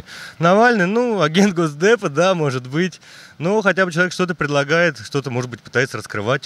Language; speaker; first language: Russian; native; Russian